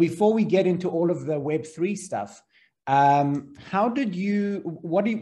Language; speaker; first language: English; native; English